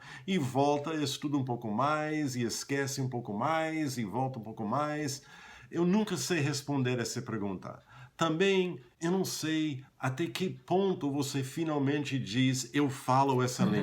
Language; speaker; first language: Portuguese; non-native, fluent; English